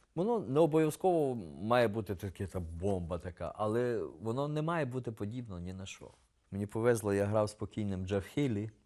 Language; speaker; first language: Ukrainian; native; Ukrainian